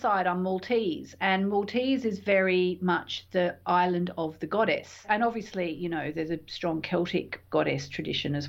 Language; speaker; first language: English; native; English